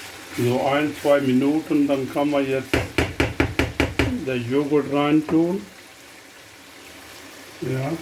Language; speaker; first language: German; non-native, learner; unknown